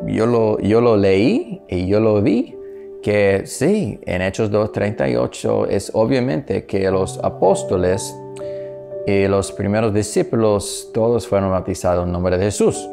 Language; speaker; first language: Spanish; non-native, learner; English